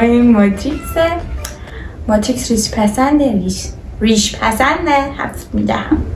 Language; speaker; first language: Persian; native; Persian